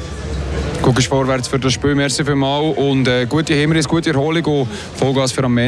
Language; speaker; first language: German; native; German